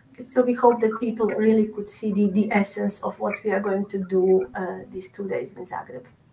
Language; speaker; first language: English; non-native, fluent; Croatian